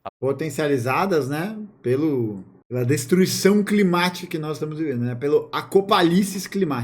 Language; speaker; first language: Portuguese; native; Portuguese